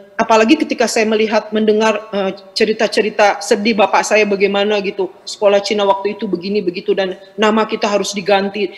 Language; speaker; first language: Indonesian; native; Indonesian